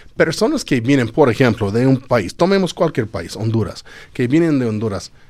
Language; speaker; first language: Spanish; non-native, fluent; English